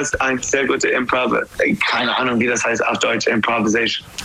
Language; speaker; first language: German; non-native, learner; English